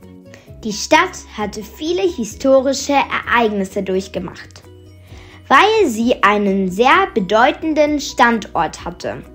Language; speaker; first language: German; non-native, fluent; Macedonian